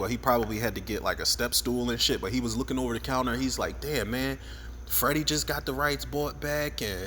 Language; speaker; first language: English; native; English